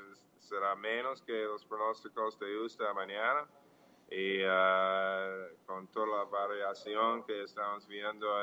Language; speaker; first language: Portuguese; non-native, fluent; English